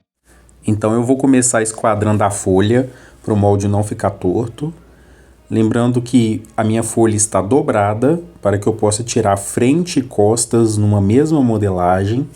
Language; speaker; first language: Portuguese; native; Portuguese